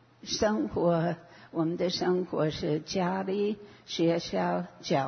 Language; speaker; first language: Chinese; non-native, fluent; English